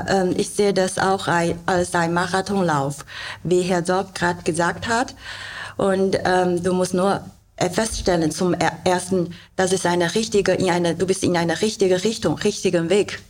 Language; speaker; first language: German; non-native, learner; Chinese